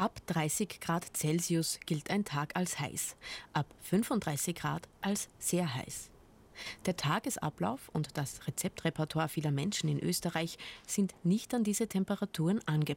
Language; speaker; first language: German; native; German